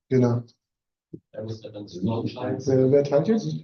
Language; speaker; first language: German; native; German